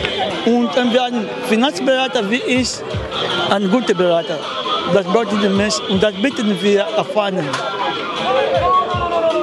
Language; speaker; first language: German; non-native, learner; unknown